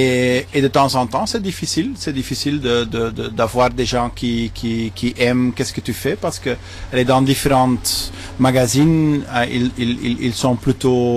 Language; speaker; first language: French; non-native, local second language; Dutch